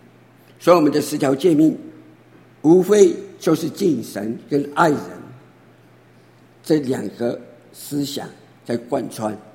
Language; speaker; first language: Chinese; native; Chinese